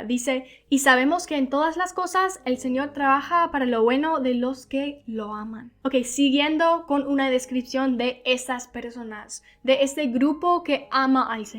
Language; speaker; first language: Spanish; non-native, fluent; English